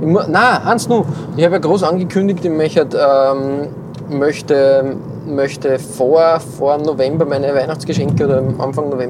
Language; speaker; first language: German; native; German